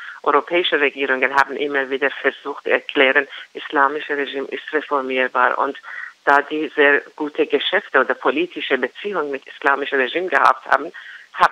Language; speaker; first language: German; non-native, learner; Persian